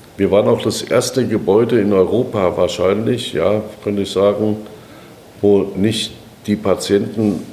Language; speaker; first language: German; native; German